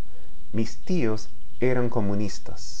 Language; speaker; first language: Spanish; non-native, fluent; English